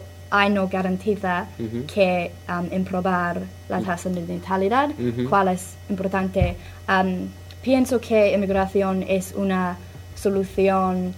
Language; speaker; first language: Spanish; non-native, learner; English